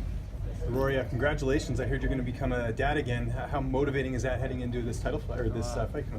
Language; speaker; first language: English; native; English